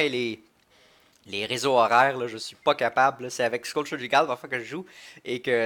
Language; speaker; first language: French; native; French